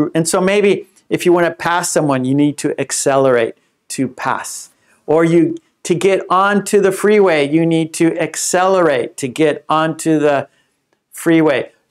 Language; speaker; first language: English; native; English